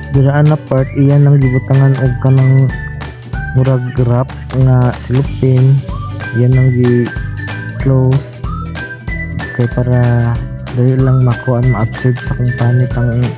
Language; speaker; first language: Cebuano; native; Cebuano